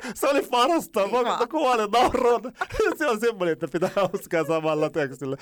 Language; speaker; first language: Finnish; non-native, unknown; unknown